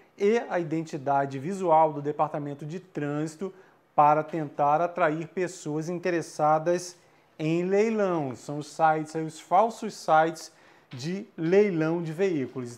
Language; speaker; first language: Portuguese; native; Portuguese